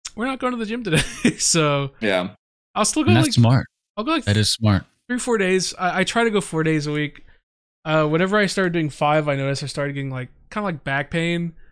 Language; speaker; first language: English; native; English